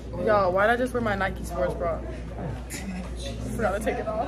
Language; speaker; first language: English; native; English